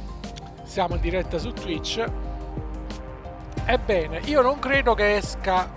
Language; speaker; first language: Italian; native; Italian